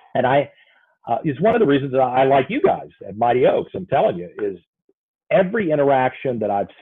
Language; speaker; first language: English; native; English